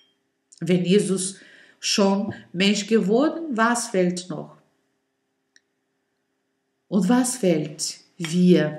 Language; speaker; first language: German; non-native, learner; Portuguese